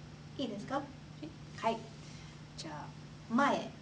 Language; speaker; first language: Japanese; non-native, fluent; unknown